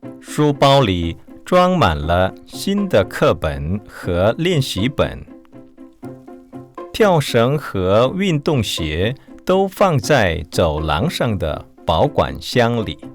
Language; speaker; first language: Chinese; non-native, fluent; Korean